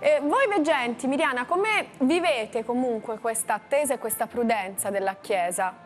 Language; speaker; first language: Italian; native; Italian